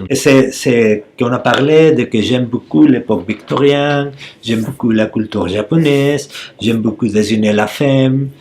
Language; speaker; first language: French; non-native, learner; Spanish